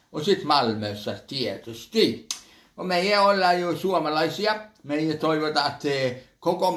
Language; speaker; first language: Finnish; early bilingual, heritage; Finnish